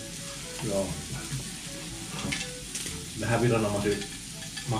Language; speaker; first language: Finnish; native; Finnish